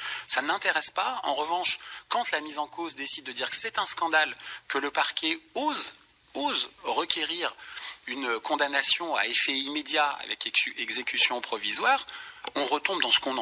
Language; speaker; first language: French; native; French